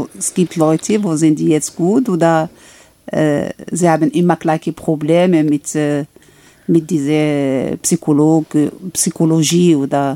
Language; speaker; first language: German; non-native, learner; Arabic